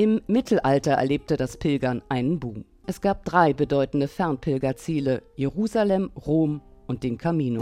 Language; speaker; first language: German; native; German